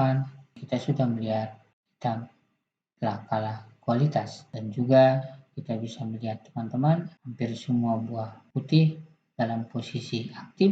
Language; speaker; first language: Indonesian; native; Indonesian